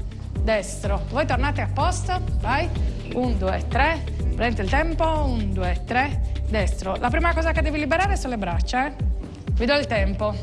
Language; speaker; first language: Italian; native; Italian